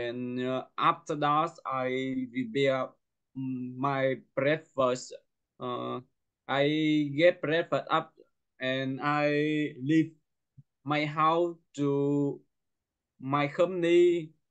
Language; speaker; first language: English; non-native, local second language; Vietnamese